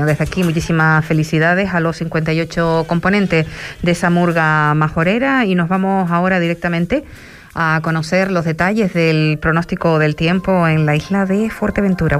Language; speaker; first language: Spanish; native; Spanish